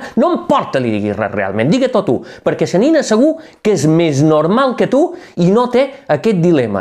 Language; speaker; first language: Catalan; native; Catalan